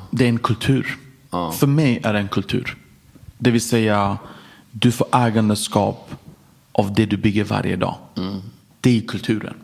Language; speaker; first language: Swedish; early bilingual, other home language; Persian